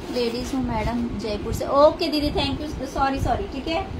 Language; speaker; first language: Hindi; non-native, local second language; Marathi